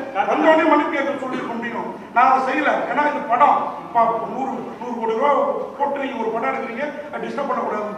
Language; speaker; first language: Tamil; native; Tamil